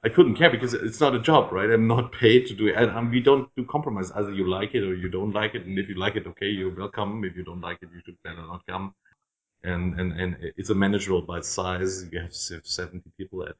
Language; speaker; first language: English; non-native, fluent; German